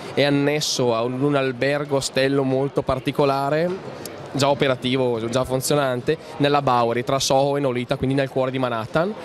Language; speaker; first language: Italian; native; Italian